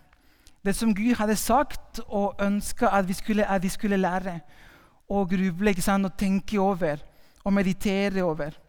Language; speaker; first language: Norwegian; non-native, fluent; Spanish